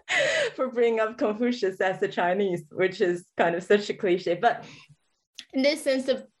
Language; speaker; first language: English; non-native, fluent; Chinese